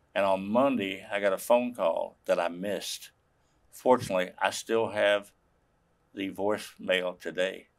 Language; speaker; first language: English; native; English